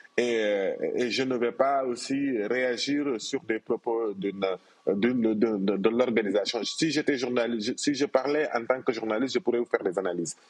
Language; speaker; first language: French; non-native, local second language; Wolof